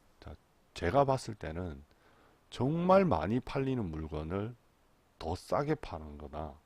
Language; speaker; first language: Korean; native; Korean